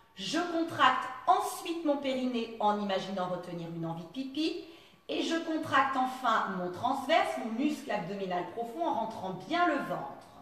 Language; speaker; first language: French; native; French